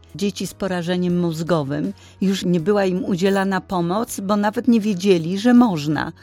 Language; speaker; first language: Polish; native; Polish